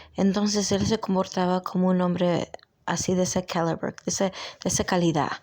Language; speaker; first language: Spanish; early bilingual, heritage; Spanish